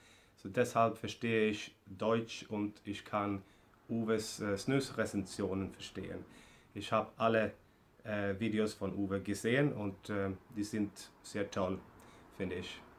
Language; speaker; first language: German; non-native, fluent; Swedish